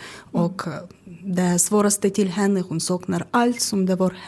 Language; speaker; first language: Swedish; non-native, learner; Ukrainian